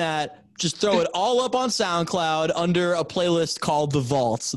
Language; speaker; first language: English; native; English